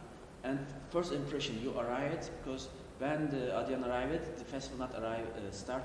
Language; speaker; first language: English; non-native, learner; Turkish